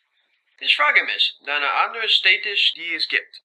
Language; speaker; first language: German; non-native, learner; English